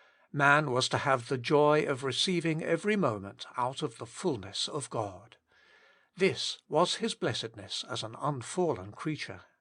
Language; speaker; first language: English; native; English